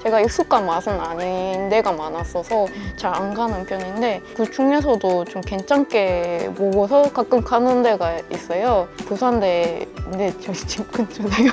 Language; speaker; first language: Korean; non-native, fluent; Japanese